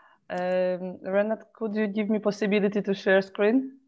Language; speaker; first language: English; non-native, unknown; Polish